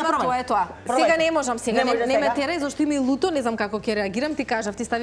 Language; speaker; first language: Macedonian; native; Macedonian